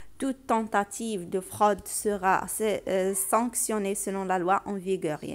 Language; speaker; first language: French; non-native, local second language; Arabic